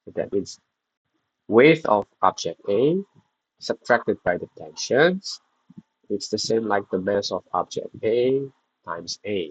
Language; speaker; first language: English; non-native, fluent; Indonesian